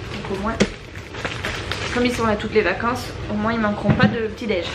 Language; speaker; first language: French; native; French